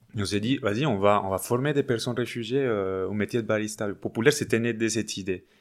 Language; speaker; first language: French; non-native, fluent; Spanish